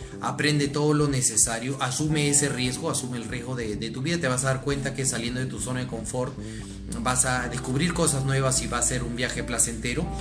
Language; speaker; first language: Spanish; native; Spanish